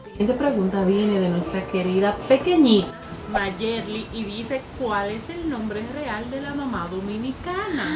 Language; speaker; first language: Spanish; native; Spanish